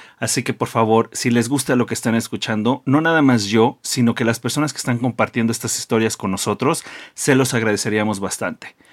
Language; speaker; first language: Spanish; early bilingual, heritage; Spanish